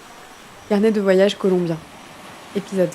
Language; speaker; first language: French; native; French